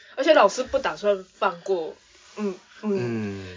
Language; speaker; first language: Chinese; native; Chinese